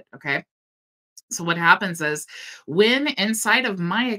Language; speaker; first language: English; native; English